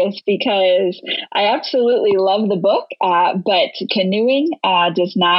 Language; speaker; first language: English; native; English